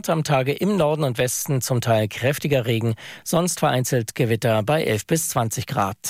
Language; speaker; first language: German; native; German